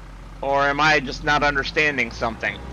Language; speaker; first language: English; native; English